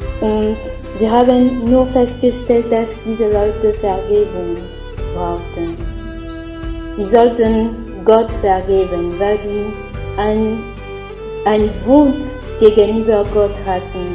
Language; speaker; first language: German; non-native, learner; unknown